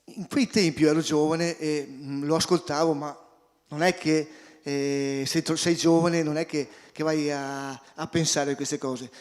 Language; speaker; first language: Italian; native; Italian